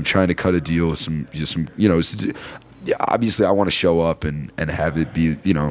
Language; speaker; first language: English; native; English